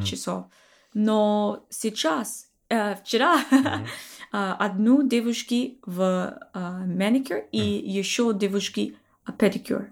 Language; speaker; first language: Russian; non-native, learner; English